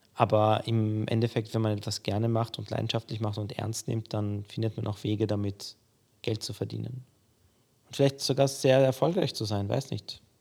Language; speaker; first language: German; early bilingual, other home language; Polish